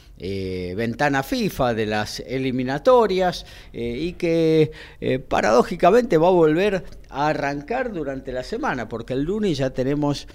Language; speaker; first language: Spanish; native; Spanish